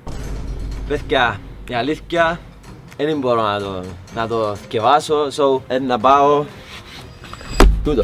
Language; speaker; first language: Greek; native; Greek